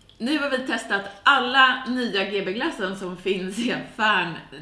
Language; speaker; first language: Swedish; native; Swedish